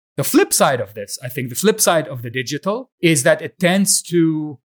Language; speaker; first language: English; non-native, fluent; Arabic